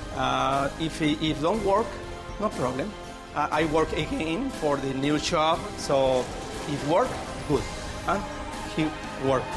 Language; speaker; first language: English; non-native, fluent; Spanish